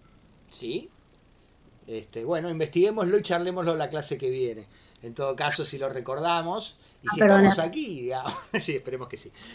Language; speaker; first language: Spanish; native; Spanish